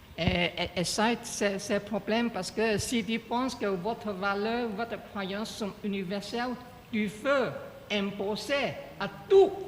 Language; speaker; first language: French; non-native, learner; Chinese